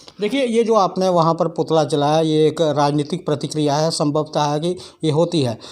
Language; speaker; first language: Hindi; non-native, local second language; Dogri